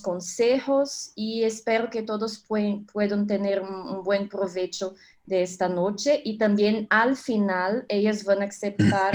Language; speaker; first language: Spanish; non-native, fluent; Portuguese